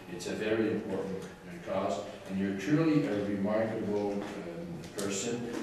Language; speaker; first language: English; non-native, fluent; French